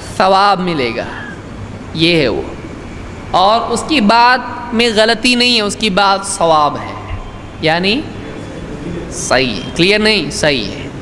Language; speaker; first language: Urdu; native; Urdu